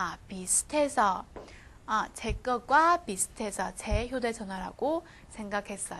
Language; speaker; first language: Korean; non-native, fluent; Chinese